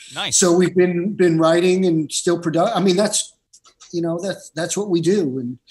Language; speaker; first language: English; native; English